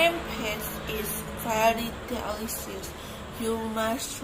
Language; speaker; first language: English; non-native, learner; Indonesian